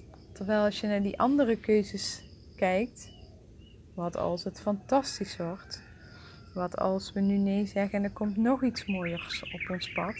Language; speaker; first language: Dutch; native; Dutch